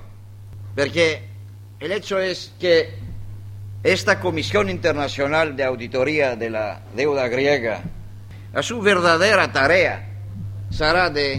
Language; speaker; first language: Spanish; non-native, learner; Greek